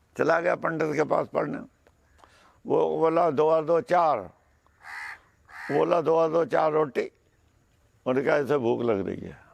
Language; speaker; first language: Hindi; non-native, local second language; Punjabi